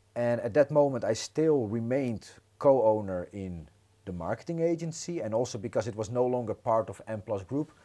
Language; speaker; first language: English; non-native, fluent; Dutch